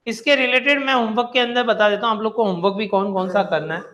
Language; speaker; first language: Hindi; non-native, local second language; Gujarati